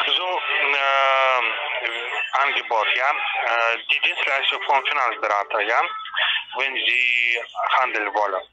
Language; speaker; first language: German; non-native, learner; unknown